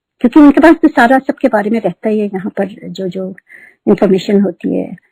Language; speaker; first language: Hindi; native; Hindi